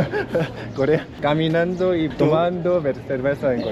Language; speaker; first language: Spanish; non-native, learner; Korean